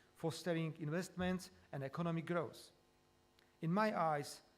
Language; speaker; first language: English; non-native, fluent; Slovak